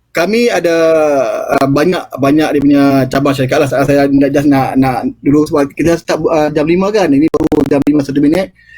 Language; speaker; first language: Malay; native; Malay